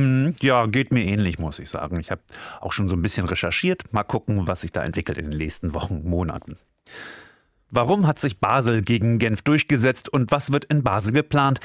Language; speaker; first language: German; native; German